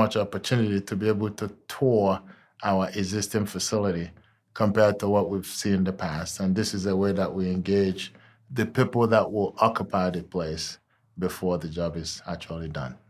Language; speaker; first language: English; non-native, local second language; Igbo